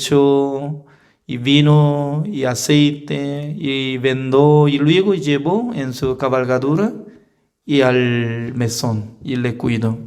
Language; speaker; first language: Spanish; non-native, fluent; Korean